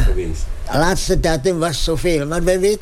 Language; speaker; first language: Dutch; non-native, local second language; Indonesian